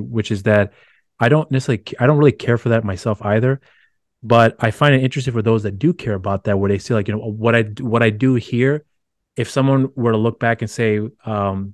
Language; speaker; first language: English; early bilingual, other home language; Spanish